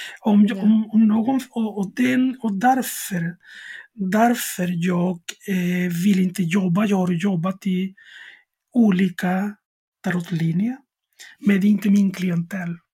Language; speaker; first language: Swedish; non-native, fluent; Spanish